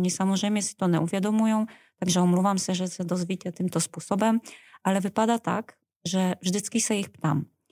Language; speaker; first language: Czech; non-native, fluent; Polish